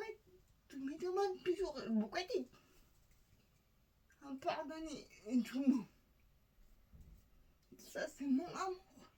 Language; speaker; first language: French; non-native, learner; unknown